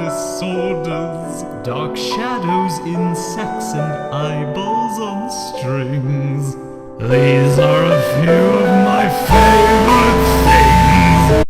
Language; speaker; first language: English; native; English